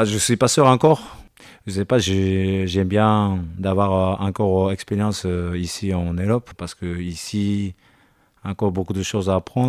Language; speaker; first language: French; non-native, learner; Japanese